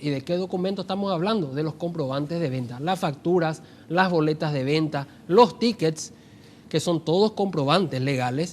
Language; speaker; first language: Spanish; native; Spanish